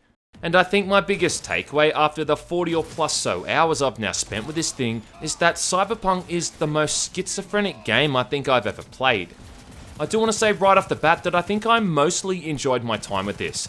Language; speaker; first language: English; native; English